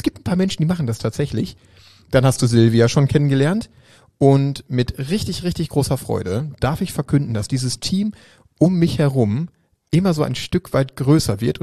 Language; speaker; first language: German; native; German